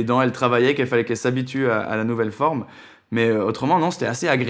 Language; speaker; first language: French; native; French